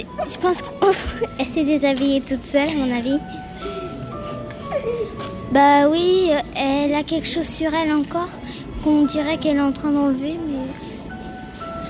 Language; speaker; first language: French; native; French